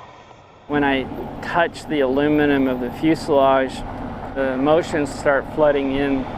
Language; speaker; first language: English; native; English